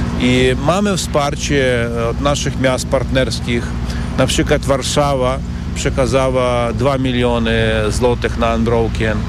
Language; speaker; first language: Polish; non-native, learner; Ukrainian